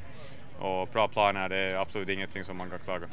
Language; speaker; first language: Swedish; non-native, local second language; Finnish